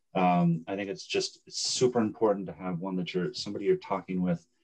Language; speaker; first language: English; native; English